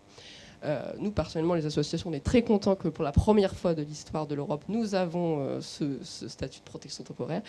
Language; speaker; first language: French; native; French